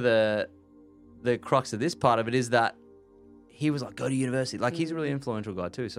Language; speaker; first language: English; native; English